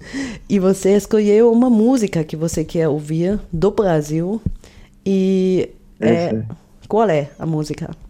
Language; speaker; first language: Portuguese; non-native, fluent; German